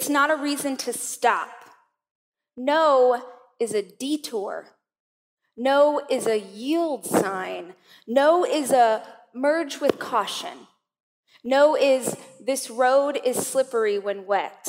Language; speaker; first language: English; native; English